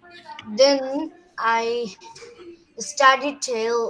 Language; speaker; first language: English; non-native, learner; Bangla